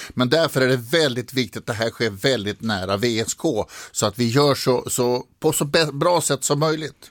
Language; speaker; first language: Swedish; native; Swedish